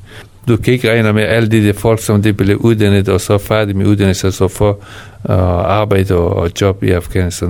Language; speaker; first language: Danish; non-native, fluent; Persian